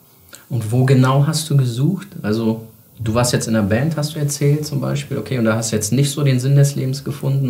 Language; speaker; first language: German; native; German